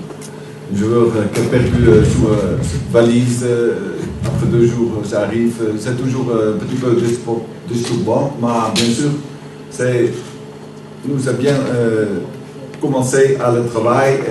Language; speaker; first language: French; non-native, learner; Dutch